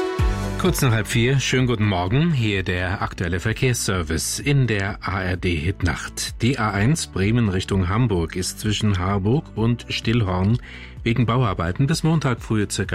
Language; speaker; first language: German; native; German